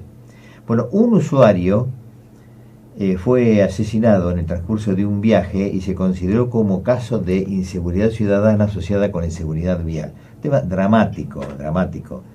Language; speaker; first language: Spanish; native; Spanish